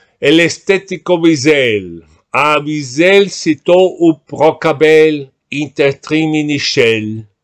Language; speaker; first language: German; non-native, fluent; Portuguese